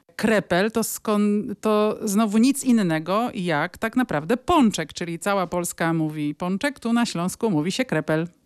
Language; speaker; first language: Polish; native; Polish